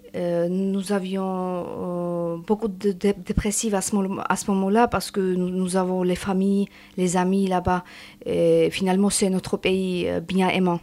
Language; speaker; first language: French; non-native, learner; Georgian